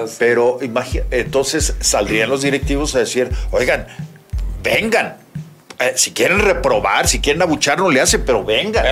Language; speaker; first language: Spanish; native; Spanish